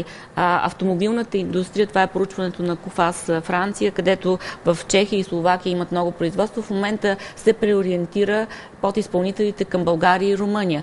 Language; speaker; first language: Bulgarian; native; Bulgarian